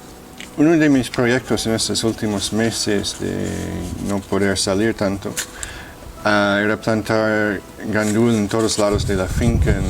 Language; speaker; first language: Spanish; non-native, fluent; English